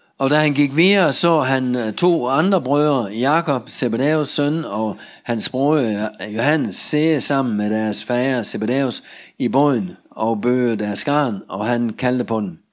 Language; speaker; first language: Danish; non-native, learner; Russian